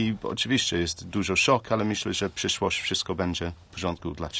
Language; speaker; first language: Polish; non-native, learner; English